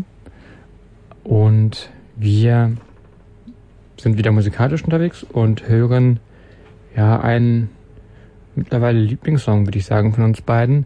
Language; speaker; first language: German; native; German